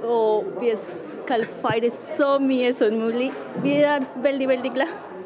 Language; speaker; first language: Norwegian; non-native, learner; Spanish